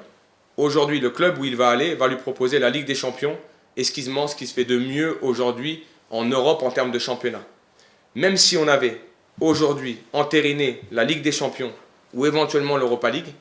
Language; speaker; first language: French; native; French